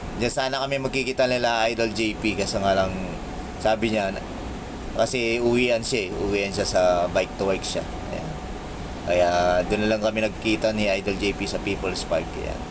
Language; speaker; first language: Filipino; native; Filipino